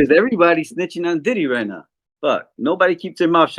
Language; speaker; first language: English; native; English